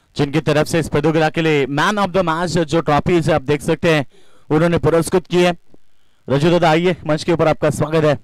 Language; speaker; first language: Hindi; non-native, local second language; Marathi